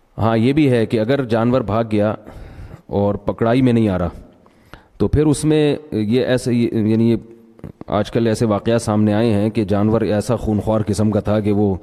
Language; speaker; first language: Urdu; native; Urdu